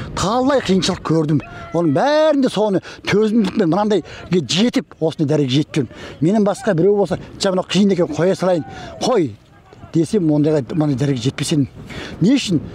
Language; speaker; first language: Kazakh; early bilingual, heritage; Kazakh